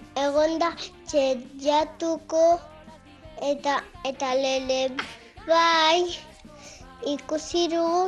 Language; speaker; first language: Basque; non-native, local second language; Spanish